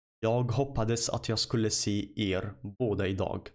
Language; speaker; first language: Swedish; non-native, fluent; Arabic